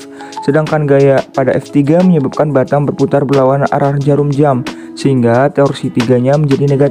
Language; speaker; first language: Indonesian; native; Indonesian